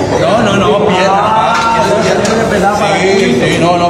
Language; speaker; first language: Spanish; native; Spanish